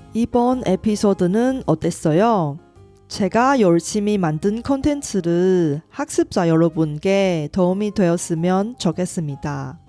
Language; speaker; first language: Korean; non-native, fluent; Chinese